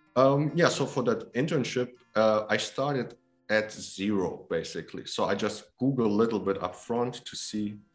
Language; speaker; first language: English; non-native, fluent; Polish